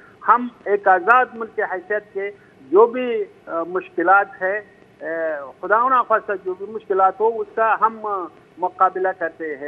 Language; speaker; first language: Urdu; non-native, fluent; Pashto